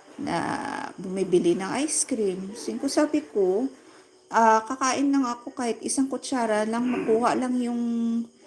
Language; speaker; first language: Filipino; non-native, local second language; Hiligaynon